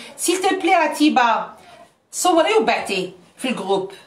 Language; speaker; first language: Arabic; native; Arabic